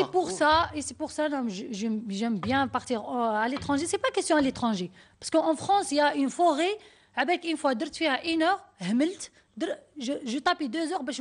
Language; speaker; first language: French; non-native, learner; Arabic